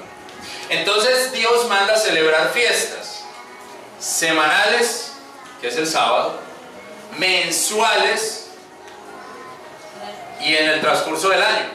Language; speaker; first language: Spanish; native; Spanish